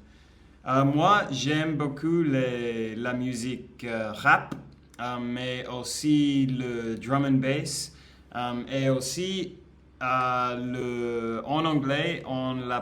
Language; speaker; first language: French; non-native, learner; English